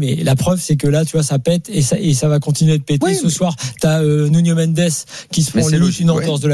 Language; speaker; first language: French; native; French